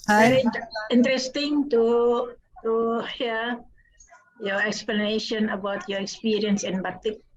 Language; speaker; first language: English; non-native, learner; Indonesian